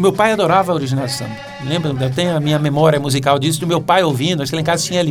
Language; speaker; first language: Portuguese; native; Portuguese